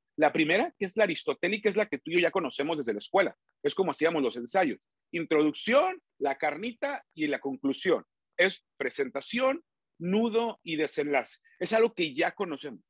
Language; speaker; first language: Spanish; native; Spanish